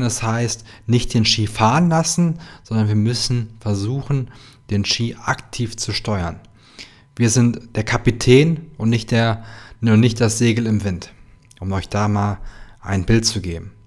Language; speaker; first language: German; native; German